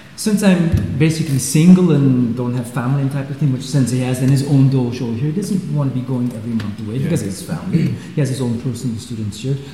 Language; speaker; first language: English; non-native, fluent; Swiss German